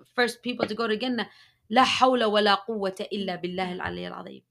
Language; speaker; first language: English; early bilingual, other home language; Arabic